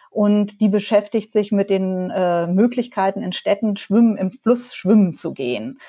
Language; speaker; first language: German; native; German